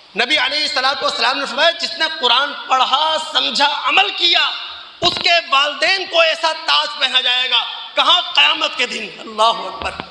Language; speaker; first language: Urdu; native; Urdu